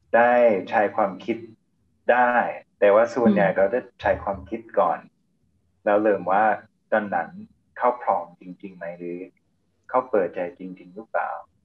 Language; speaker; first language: Thai; non-native, fluent; English